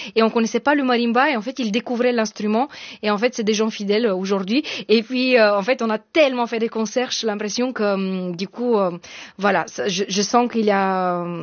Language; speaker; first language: French; non-native, fluent; Bulgarian